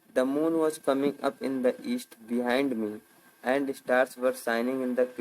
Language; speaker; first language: English; non-native, local second language; Hindi